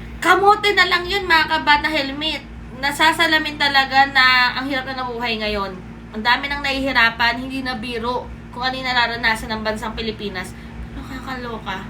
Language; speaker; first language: Filipino; native; Filipino